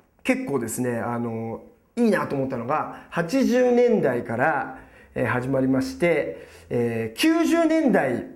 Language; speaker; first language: Japanese; native; Japanese